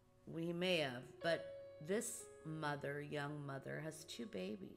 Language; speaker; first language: English; early bilingual, other home language; Portuguese